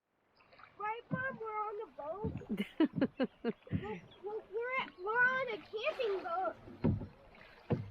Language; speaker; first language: English; early bilingual, other home language; Spanish